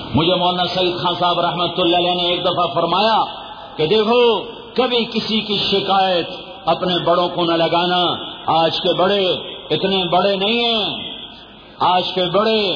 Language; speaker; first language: Urdu; non-native, local second language; Punjabi